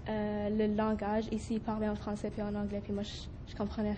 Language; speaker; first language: French; early bilingual, other home language; Arabic